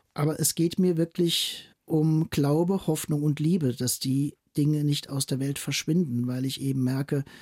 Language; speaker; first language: German; native; German